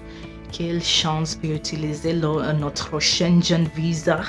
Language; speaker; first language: French; non-native, fluent; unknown